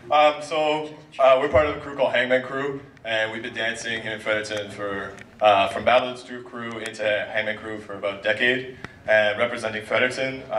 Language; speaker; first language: English; native; English